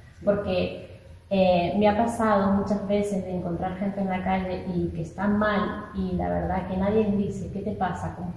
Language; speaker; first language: Spanish; native; Spanish